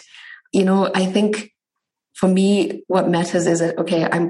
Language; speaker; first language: English; native; English